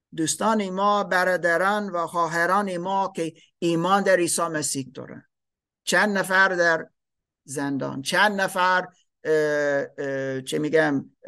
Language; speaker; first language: Persian; non-native, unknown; German